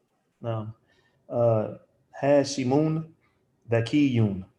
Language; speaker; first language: Arabic; non-native, learner; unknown